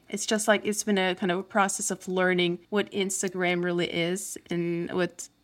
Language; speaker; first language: English; non-native, fluent; Turkish